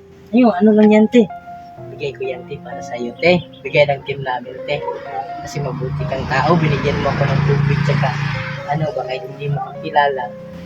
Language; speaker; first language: Filipino; non-native, local second language; Cebuano